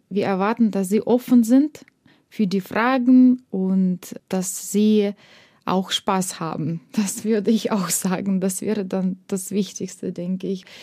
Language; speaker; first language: German; non-native, fluent; Russian